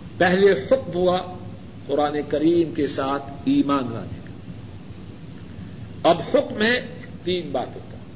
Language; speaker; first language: Urdu; non-native, local second language; Punjabi